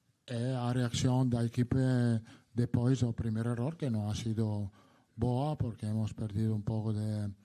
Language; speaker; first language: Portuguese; non-native, learner; Italian